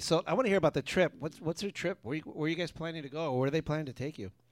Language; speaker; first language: English; early bilingual, other home language; Spanish